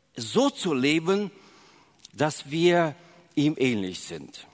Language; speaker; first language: German; early bilingual, other home language; Russian